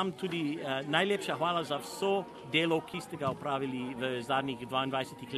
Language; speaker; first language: Slovenian; native; Slovenian